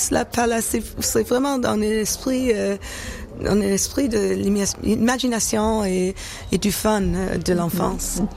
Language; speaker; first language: French; non-native, local second language; English